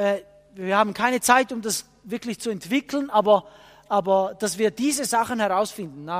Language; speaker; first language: German; non-native, fluent; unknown